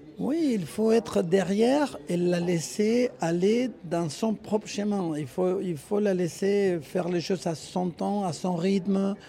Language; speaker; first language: French; non-native, fluent; Spanish